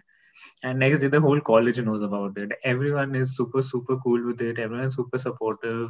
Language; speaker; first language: English; non-native, local second language; Hindi